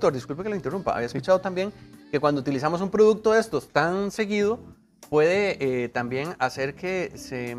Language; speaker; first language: Spanish; native; Spanish